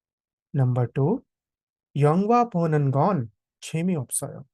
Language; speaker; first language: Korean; non-native, fluent; Hindi